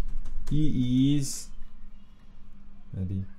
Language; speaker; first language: English; non-native, fluent; French